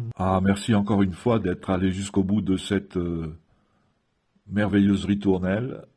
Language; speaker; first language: French; native; French